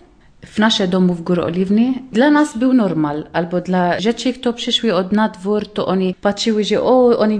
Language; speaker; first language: Polish; early bilingual, heritage; Arabic